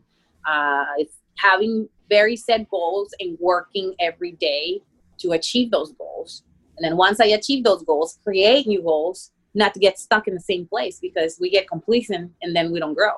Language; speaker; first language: English; non-native, fluent; Spanish